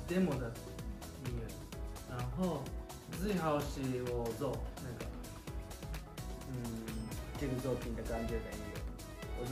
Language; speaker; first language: Chinese; non-native, learner; Japanese